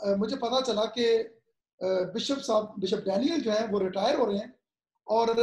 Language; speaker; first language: Urdu; native; Urdu